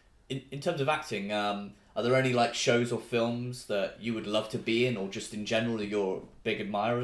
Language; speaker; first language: English; native; English